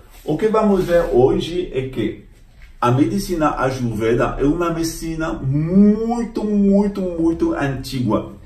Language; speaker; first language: Portuguese; non-native, fluent; French